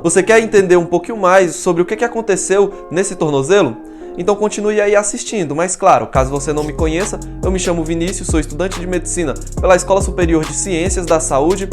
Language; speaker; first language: Portuguese; native; Portuguese